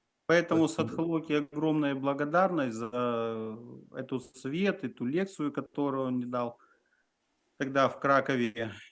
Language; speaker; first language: Russian; native; Russian